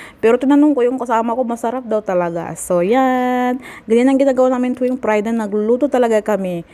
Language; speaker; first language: Filipino; non-native, local second language; Maguindanaon